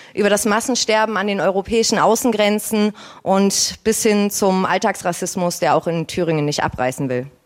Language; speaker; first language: German; native; German